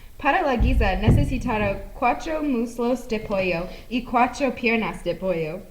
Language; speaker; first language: Spanish; non-native, learner; English